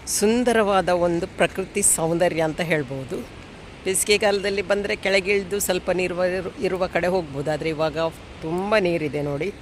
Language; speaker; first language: Kannada; non-native, local second language; Konkani